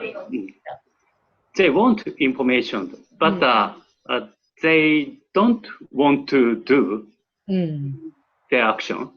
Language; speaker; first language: English; non-native, learner; Japanese